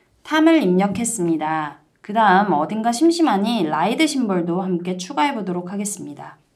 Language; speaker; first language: Korean; native; Korean